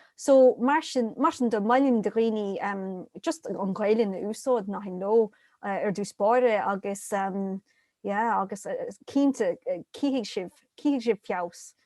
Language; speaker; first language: Irish; non-native, local second language; English